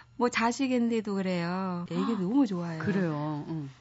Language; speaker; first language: Korean; non-native, learner; Vietnamese